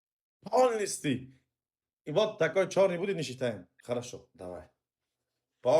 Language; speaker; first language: Russian; non-native, learner; Uzbek